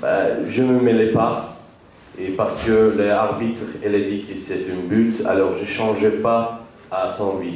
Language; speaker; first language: French; non-native, learner; Azerbaijani